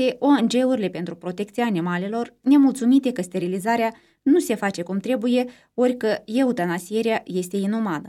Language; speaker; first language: Romanian; native; Romanian